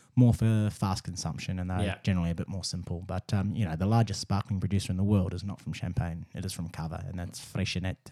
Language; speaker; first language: English; native; English